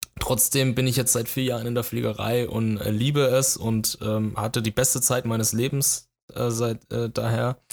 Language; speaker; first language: German; early bilingual, other home language; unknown